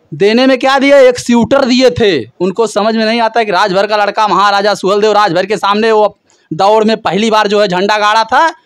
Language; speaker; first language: Hindi; native; Hindi